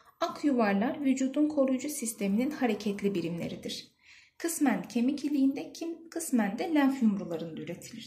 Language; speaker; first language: Turkish; native; Turkish